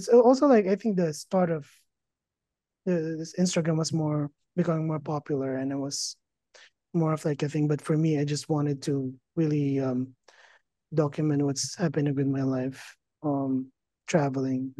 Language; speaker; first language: English; non-native, local second language; Filipino